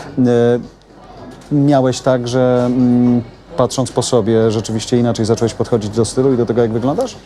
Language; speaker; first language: Polish; native; Polish